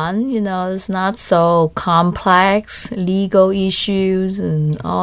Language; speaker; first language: English; non-native, fluent; Vietnamese